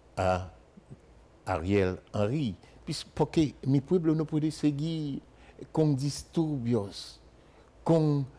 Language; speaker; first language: Spanish; non-native, fluent; Haitian Creole